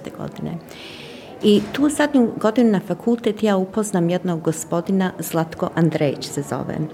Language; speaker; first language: Croatian; early bilingual, heritage; Serbian